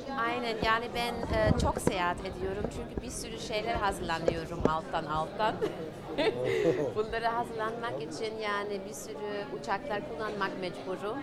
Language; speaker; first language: Turkish; early bilingual, heritage; German